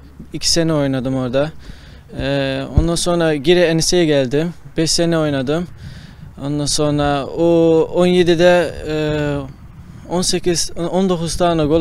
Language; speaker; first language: Turkish; early bilingual, heritage; Turkish